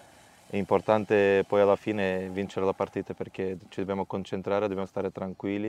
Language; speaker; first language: Italian; non-native, fluent; Macedonian